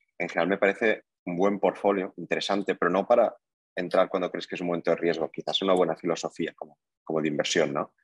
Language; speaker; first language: Spanish; native; Spanish